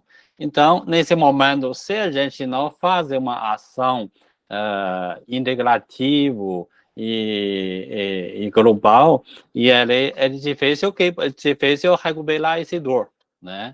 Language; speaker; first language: Portuguese; non-native, fluent; Chinese